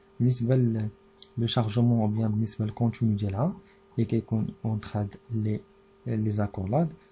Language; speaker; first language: French; non-native, local second language; Arabic